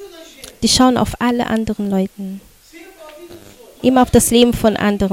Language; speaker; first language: German; non-native, fluent; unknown